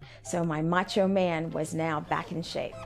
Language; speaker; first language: English; native; English